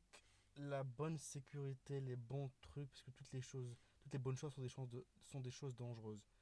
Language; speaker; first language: French; native; French